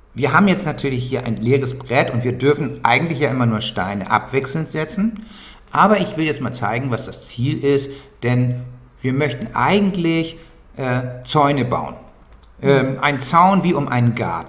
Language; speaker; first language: German; native; German